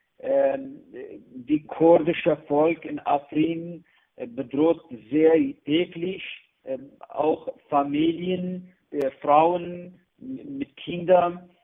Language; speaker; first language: German; non-native, learner; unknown